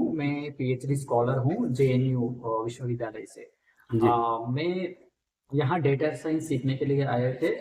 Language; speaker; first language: Hindi; non-native, local second language; Telugu